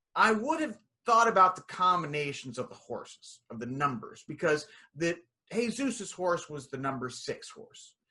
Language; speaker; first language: English; native; English